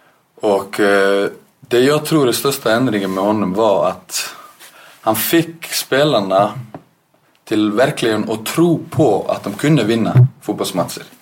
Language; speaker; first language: Swedish; non-native, fluent; Icelandic